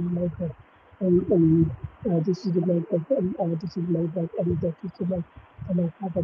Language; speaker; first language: English; non-native, learner; Bangla